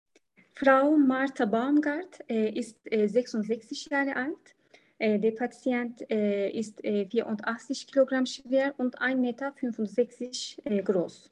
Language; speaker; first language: German; non-native, learner; Turkish